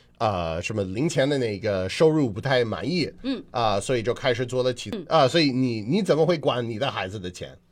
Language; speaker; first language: Chinese; non-native, fluent; English